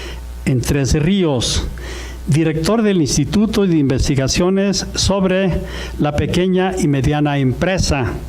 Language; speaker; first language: Spanish; native; Spanish